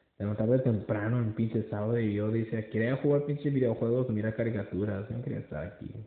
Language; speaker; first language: Spanish; early bilingual, heritage; Spanish